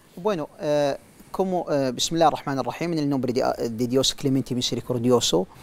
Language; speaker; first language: Spanish; non-native, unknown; Arabic